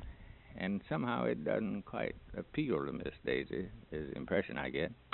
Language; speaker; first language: English; native; English